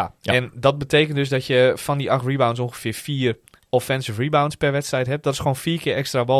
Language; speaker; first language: Dutch; native; Dutch